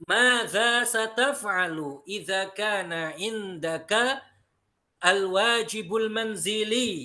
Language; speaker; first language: Arabic; non-native, fluent; Indonesian